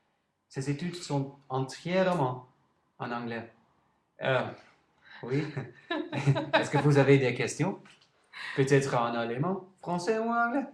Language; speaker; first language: French; non-native, learner; Dutch